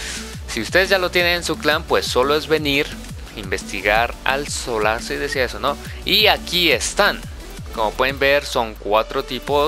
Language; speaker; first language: Spanish; native; Spanish